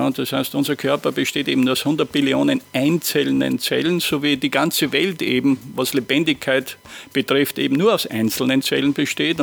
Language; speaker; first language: German; native; German